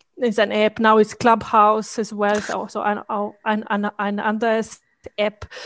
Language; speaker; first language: German; non-native, fluent; Bosnian